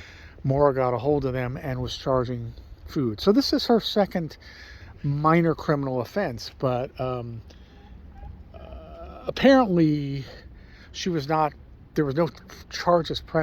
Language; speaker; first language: English; native; English